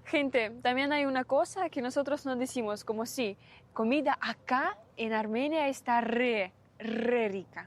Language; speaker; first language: Spanish; non-native, fluent; Russian